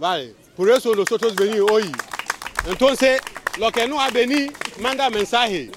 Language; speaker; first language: Spanish; non-native, learner; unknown